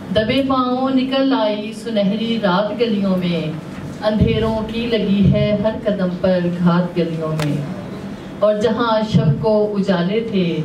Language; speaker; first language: Urdu; non-native, local second language; Punjabi